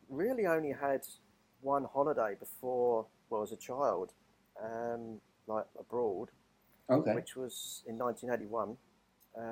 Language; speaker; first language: English; native; English